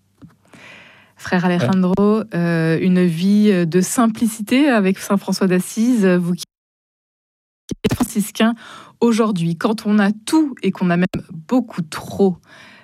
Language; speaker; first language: French; native; French